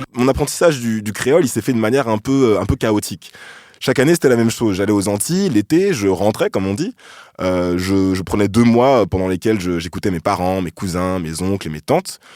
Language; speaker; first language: French; native; French